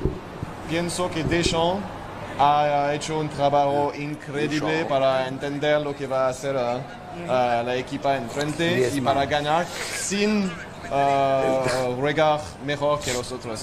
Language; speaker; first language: Spanish; non-native, learner; French